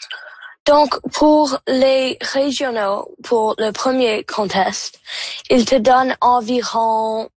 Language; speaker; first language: French; non-native, local second language; English